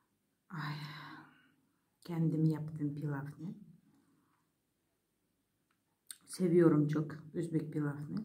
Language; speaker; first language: Turkish; non-native, learner; Russian